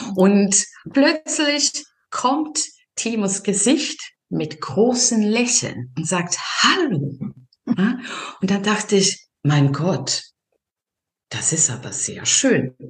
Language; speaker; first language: German; non-native, fluent; Serbian